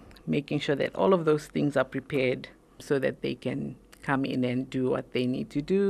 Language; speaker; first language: English; native; English